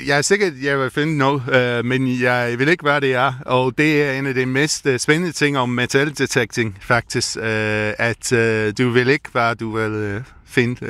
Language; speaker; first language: Danish; non-native, fluent; English